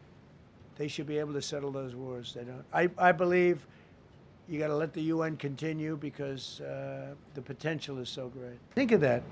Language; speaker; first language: English; native; English